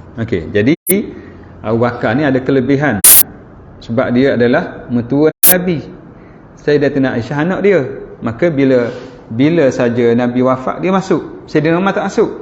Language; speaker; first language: Malay; native; Malay